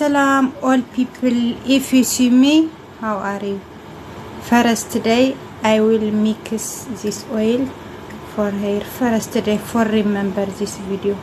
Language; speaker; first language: English; non-native, learner; Amharic